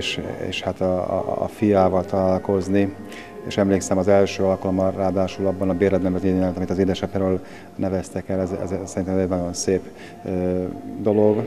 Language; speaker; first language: Hungarian; native; Hungarian